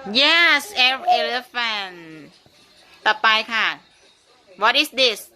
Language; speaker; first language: English; non-native, fluent; Thai